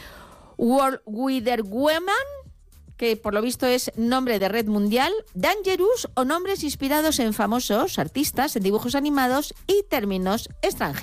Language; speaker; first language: Spanish; native; Spanish